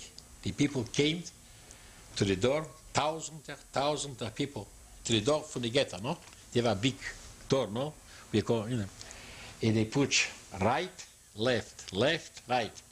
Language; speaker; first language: English; non-native, learner; Yiddish